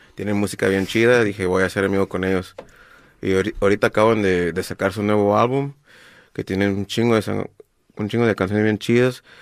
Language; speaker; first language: Spanish; native; Spanish